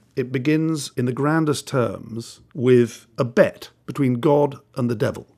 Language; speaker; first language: English; native; English